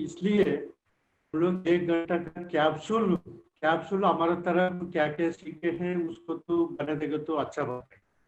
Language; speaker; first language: Hindi; non-native, local second language; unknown